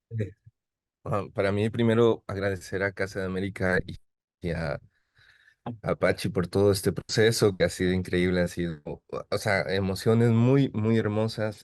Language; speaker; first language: Spanish; native; Spanish